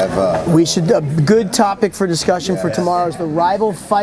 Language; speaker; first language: English; native; English